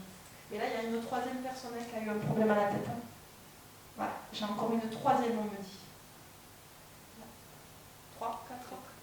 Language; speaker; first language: French; native; French